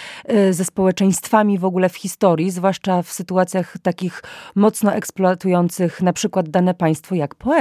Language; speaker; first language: Polish; native; Polish